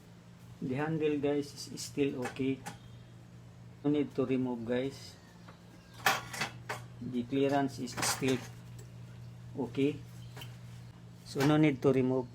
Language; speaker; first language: English; non-native, local second language; Filipino